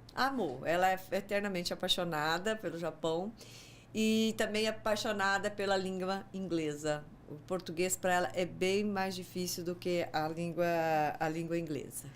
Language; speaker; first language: Portuguese; native; Portuguese